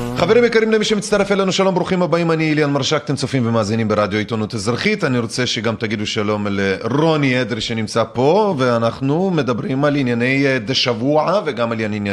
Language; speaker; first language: Hebrew; early bilingual, other home language; Russian